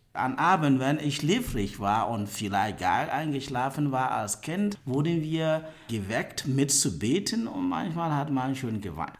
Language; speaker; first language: German; non-native, fluent; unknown